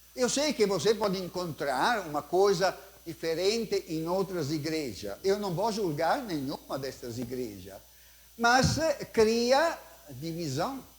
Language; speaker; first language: Portuguese; non-native, fluent; Italian